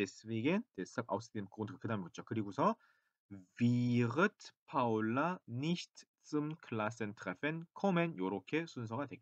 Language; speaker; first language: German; non-native, fluent; Korean